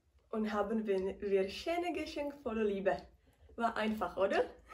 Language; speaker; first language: German; non-native, learner; Czech